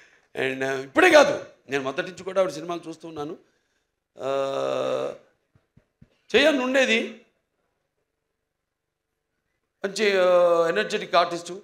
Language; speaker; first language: Telugu; native; Telugu